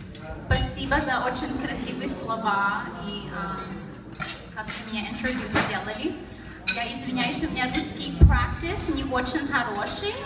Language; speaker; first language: Russian; early bilingual, heritage; English